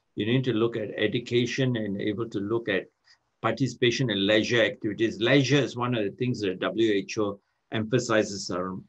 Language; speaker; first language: English; non-native, local second language; Tamil